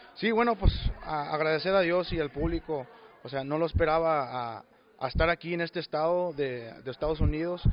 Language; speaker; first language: Spanish; early bilingual, heritage; Spanish